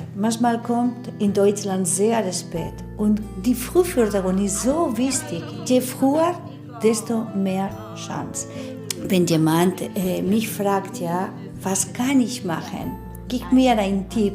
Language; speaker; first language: German; non-native, fluent; Spanish